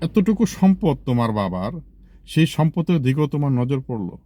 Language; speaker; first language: Bangla; native; Bangla